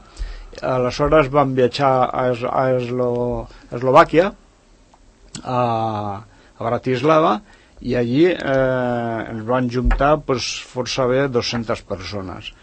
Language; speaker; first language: Catalan; non-native, local second language; Spanish